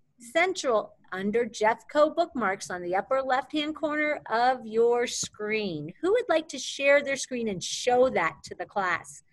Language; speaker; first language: English; native; English